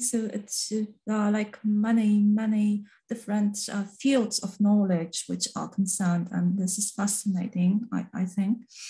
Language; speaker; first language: English; non-native, fluent; Polish